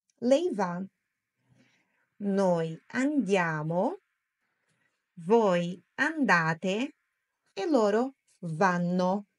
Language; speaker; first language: Italian; non-native, fluent; Portuguese